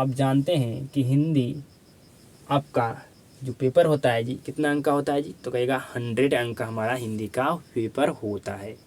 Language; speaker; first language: Hindi; native; Hindi